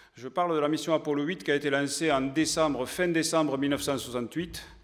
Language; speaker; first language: French; native; French